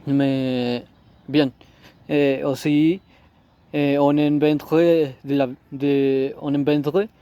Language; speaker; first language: French; non-native, learner; Spanish